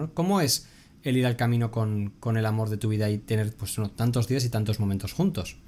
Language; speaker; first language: Spanish; native; Spanish